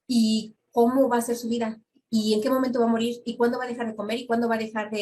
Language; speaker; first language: Spanish; native; Spanish